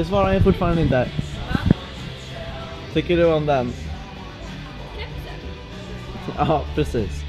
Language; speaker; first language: Swedish; native; Swedish